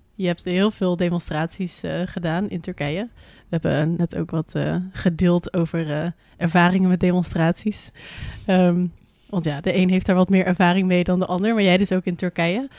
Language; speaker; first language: Dutch; native; Dutch